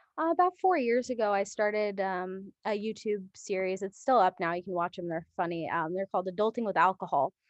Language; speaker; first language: English; early bilingual, other home language; Japanese